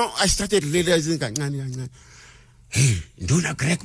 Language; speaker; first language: English; non-native, local second language; Zulu